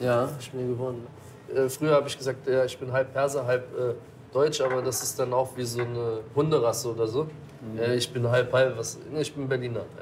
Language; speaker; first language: German; native; German